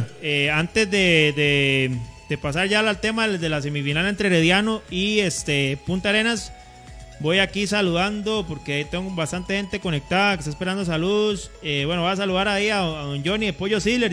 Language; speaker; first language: Spanish; native; Spanish